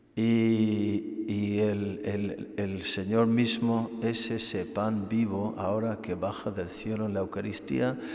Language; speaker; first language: Spanish; non-native, fluent; English